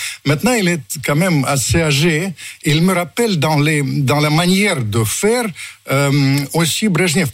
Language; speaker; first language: French; non-native, fluent; Russian